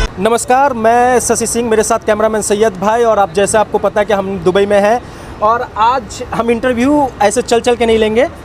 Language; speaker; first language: Hindi; native; Hindi